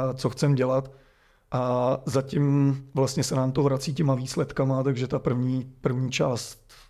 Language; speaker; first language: Czech; native; Czech